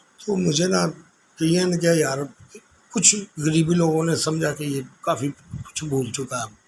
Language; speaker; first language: Urdu; non-native, local second language; Punjabi